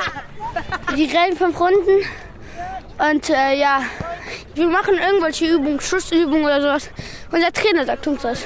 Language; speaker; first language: German; early bilingual, other home language; Pashto